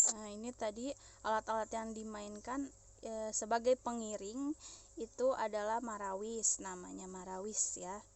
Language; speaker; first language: Indonesian; native; Indonesian